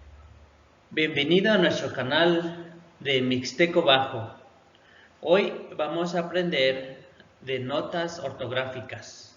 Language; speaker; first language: Spanish; non-native, local second language; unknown